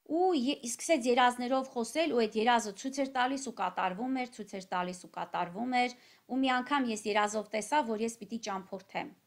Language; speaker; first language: Armenian; native; Armenian